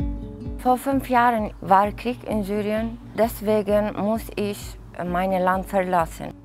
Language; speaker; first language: German; non-native, learner; Kurdish